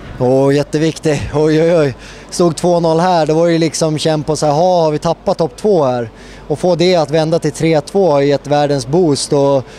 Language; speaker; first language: Swedish; native; Swedish